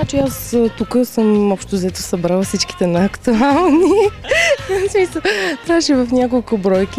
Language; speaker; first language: Bulgarian; native; Bulgarian